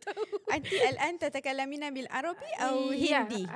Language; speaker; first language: Arabic; non-native, learner; Malay